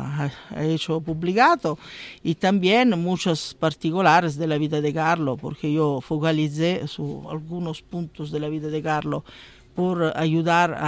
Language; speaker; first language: Spanish; non-native, learner; Italian